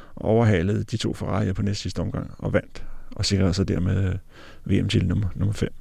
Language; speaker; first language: Danish; native; Danish